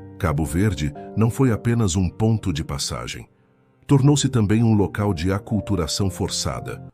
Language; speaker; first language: Portuguese; non-native, local second language; Kabuverdianu